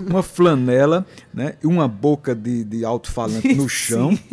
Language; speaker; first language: Portuguese; native; Portuguese